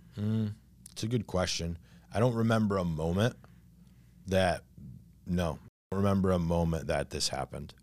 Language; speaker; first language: English; native; English